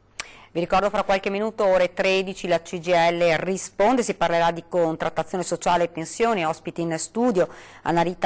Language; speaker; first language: Italian; native; Italian